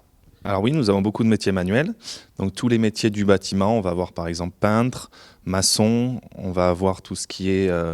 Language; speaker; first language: French; native; French